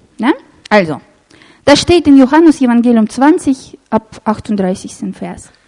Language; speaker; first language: German; non-native, fluent; Russian